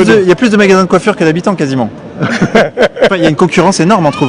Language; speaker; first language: French; native; French